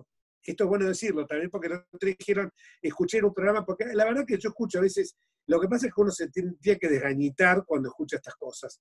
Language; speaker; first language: Spanish; native; Spanish